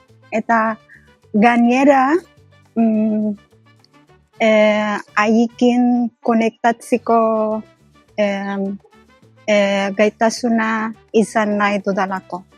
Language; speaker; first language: Basque; non-native, learner; Cebuano